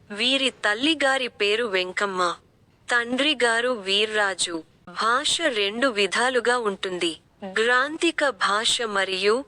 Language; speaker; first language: Telugu; native; Telugu